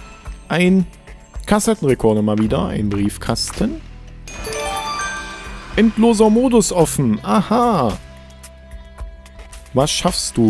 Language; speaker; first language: German; native; German